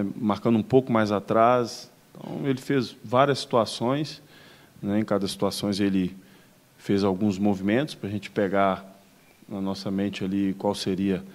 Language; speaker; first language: Portuguese; native; Portuguese